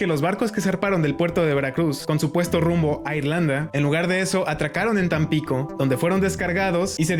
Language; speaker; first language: Spanish; native; Spanish